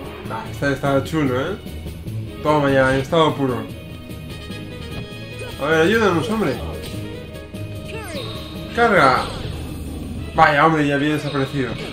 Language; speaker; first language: Spanish; native; Spanish